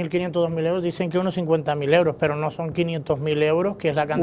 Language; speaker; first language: Spanish; native; Spanish